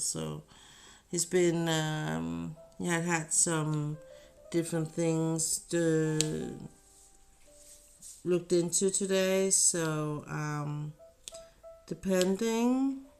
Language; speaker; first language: English; non-native, fluent; Danish